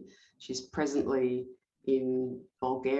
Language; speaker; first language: English; native; English